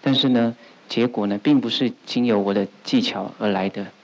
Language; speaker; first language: Chinese; native; Chinese